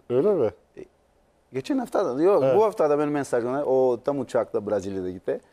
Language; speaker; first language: Turkish; non-native, learner; Portuguese